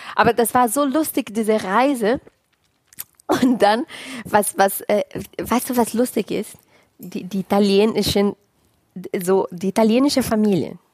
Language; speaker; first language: German; non-native, fluent; Portuguese